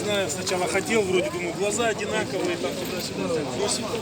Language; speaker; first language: Russian; native; Russian